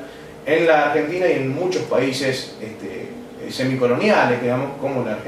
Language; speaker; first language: Spanish; native; Spanish